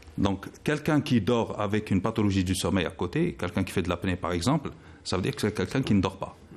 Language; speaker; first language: French; non-native, local second language; Arabic